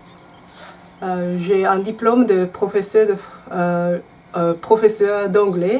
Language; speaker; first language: French; non-native, fluent; Japanese